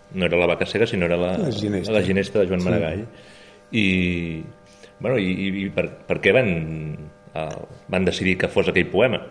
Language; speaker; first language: Catalan; native; Catalan